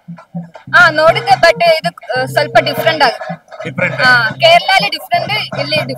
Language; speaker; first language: Kannada; non-native, learner; Malayalam